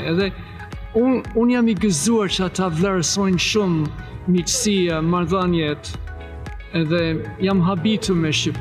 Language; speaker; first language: Albanian; non-native, learner; English